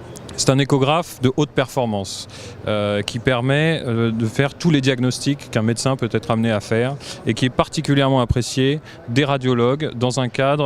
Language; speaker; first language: French; native; French